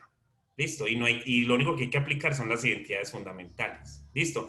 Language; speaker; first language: Spanish; native; Spanish